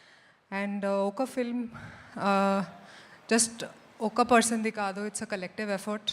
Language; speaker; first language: Telugu; non-native, fluent; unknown